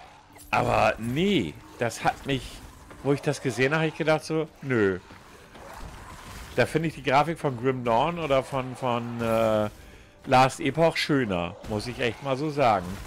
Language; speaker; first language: German; native; German